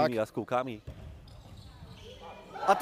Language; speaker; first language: Polish; native; Polish